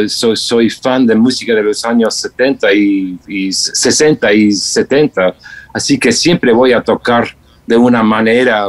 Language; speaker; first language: Spanish; non-native, fluent; English